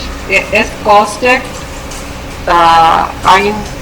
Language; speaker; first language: German; non-native, learner; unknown